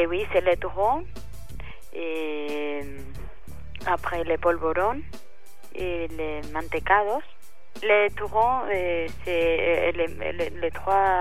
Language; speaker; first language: French; non-native, fluent; Spanish